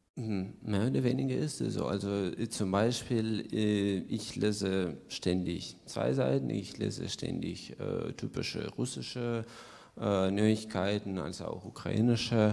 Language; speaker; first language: German; non-native, fluent; Russian